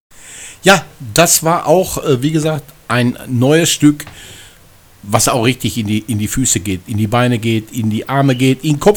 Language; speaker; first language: German; native; German